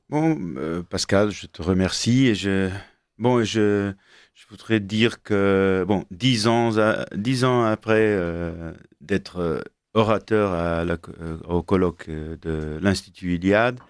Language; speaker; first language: French; non-native, fluent; Portuguese